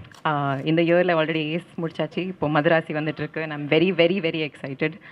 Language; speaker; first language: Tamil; non-native, learner; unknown